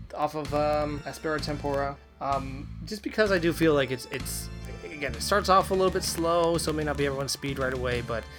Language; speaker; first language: English; native; English